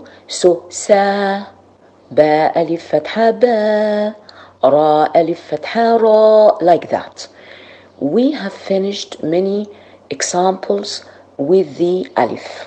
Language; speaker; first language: English; non-native, fluent; Arabic